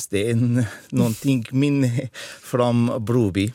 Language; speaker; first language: Swedish; non-native, fluent; Arabic